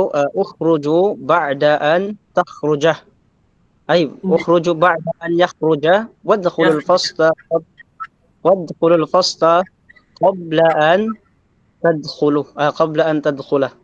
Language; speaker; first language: Arabic; non-native, learner; Filipino